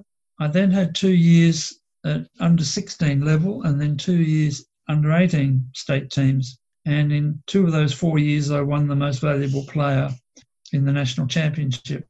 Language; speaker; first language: English; native; English